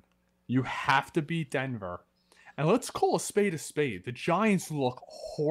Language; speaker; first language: English; native; English